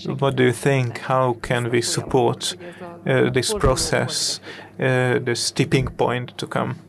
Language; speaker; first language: English; non-native, fluent; Hungarian